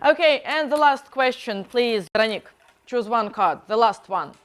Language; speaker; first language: English; non-native, fluent; Russian